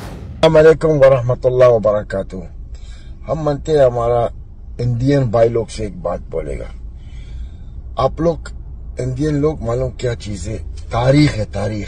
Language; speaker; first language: Hindi; non-native, learner; Arabic